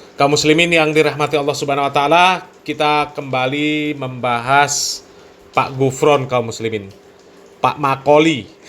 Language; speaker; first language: Indonesian; native; Indonesian